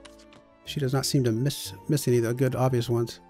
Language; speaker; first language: English; native; English